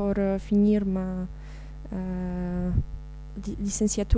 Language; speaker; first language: Portuguese; non-native, learner; Polish